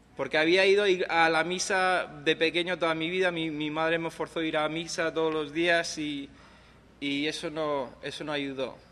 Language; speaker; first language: Spanish; non-native, local second language; English